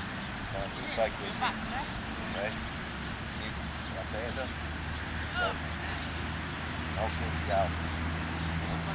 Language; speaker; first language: Italian; non-native, learner; English